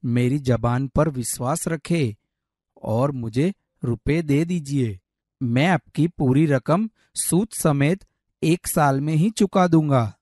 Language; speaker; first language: Hindi; non-native, local second language; Gujarati